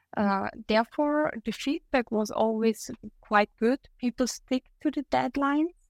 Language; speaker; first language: English; non-native, fluent; German